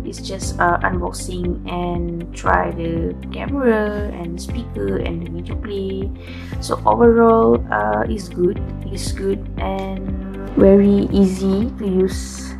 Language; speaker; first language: English; non-native, local second language; Malay